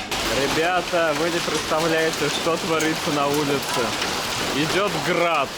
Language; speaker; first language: Russian; native; Russian